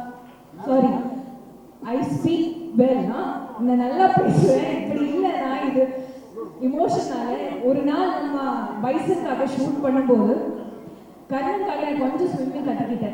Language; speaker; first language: Tamil; non-native, learner; Malayalam